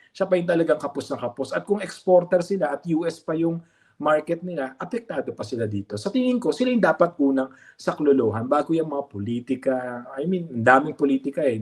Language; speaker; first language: Filipino; native; Filipino